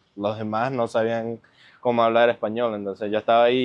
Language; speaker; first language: Spanish; early bilingual, heritage; Spanish